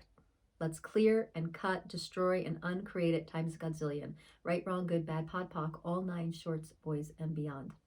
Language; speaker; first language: English; native; English